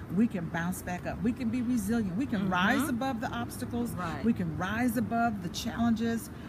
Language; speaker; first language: English; native; English